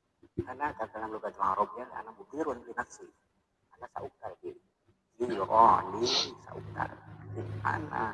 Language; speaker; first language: Arabic; non-native, learner; Indonesian